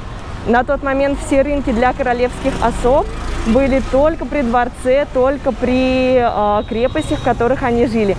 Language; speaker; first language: Russian; native; Russian